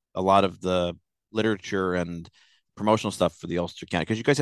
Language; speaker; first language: English; native; English